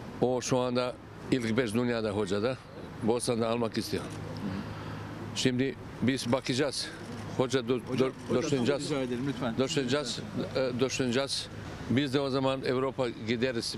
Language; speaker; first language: Turkish; non-native, learner; Bosnian